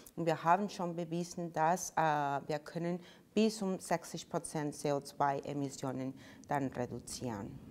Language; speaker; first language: German; non-native, fluent; Spanish